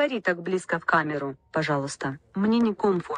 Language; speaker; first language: Russian; native; Russian